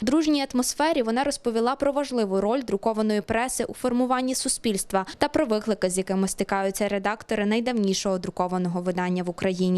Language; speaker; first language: Ukrainian; native; Ukrainian